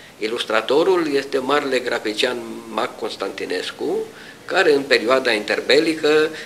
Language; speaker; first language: Romanian; native; Romanian